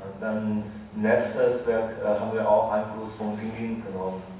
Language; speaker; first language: German; non-native, fluent; Chinese